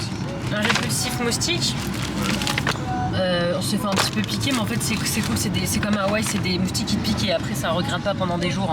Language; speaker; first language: French; native; French